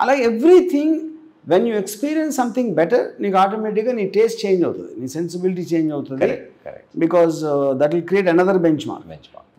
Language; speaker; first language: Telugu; native; Telugu